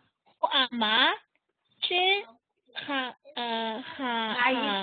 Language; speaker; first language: Hebrew; non-native, learner; German